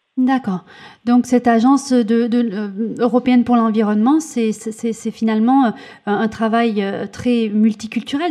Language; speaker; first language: French; native; French